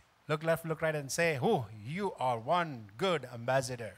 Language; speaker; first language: English; non-native, local second language; Tamil